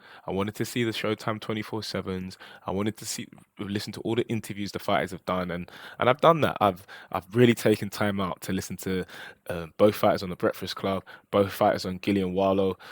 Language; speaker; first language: English; native; English